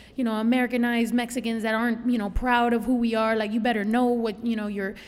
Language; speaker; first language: English; early bilingual, other home language; Spanish